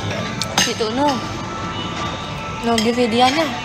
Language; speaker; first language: Vietnamese; non-native, learner; Indonesian